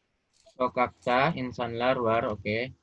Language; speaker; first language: Turkish; non-native, fluent; Indonesian